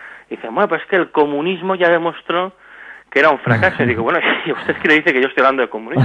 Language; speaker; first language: Spanish; native; Spanish